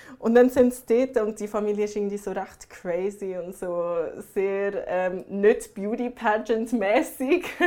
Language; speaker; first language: German; early bilingual, other home language; English